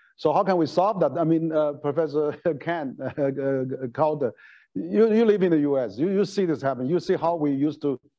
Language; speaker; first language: English; non-native, fluent; Chinese